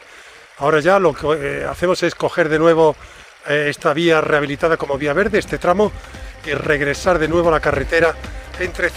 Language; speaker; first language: Spanish; native; Spanish